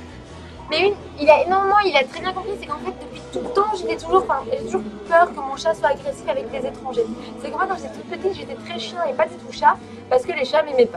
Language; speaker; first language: French; native; French